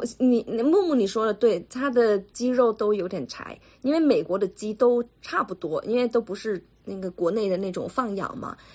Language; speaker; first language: Chinese; native; Chinese